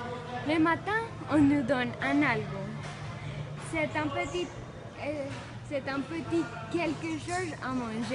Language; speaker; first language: French; non-native, fluent; Spanish